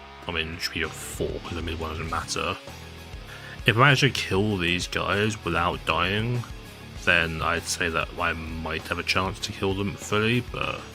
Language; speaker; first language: English; native; English